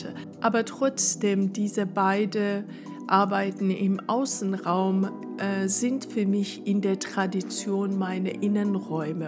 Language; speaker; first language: German; non-native, fluent; Persian